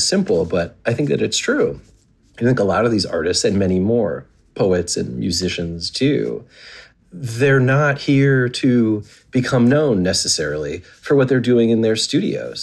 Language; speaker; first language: English; native; English